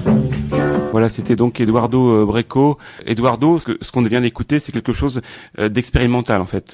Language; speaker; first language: French; native; French